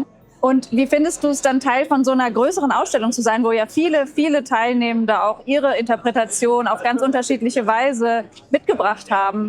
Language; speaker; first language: German; native; German